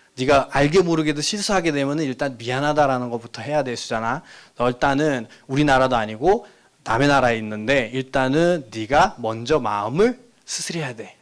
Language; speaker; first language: Korean; non-native, fluent; Nepali